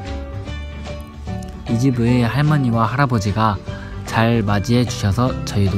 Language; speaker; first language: Korean; native; Korean